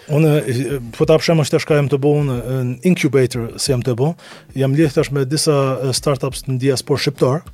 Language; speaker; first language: Albanian; early bilingual, heritage; Albanian